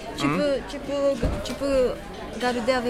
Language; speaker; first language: French; non-native, learner; Japanese